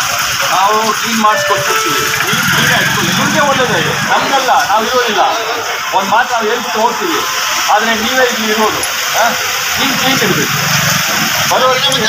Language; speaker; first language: Kannada; non-native, local second language; Tamil